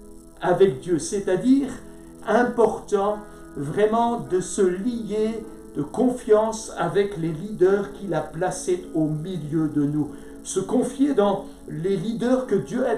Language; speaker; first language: French; native; French